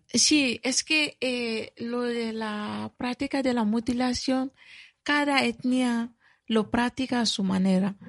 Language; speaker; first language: Spanish; non-native, fluent; Bambara